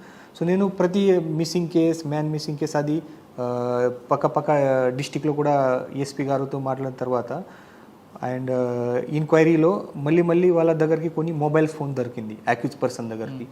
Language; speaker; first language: Telugu; non-native, fluent; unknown